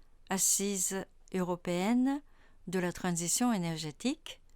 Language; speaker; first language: French; non-native, fluent; Japanese